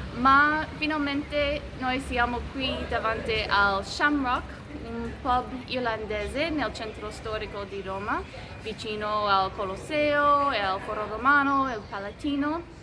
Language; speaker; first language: Italian; non-native, fluent; English